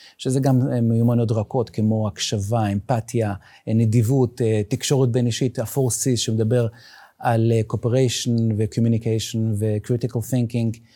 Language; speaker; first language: Hebrew; non-native, local second language; Yiddish